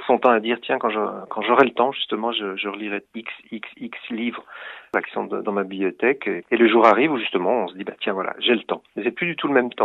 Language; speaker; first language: French; native; French